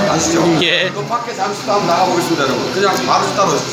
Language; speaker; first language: Korean; native; Korean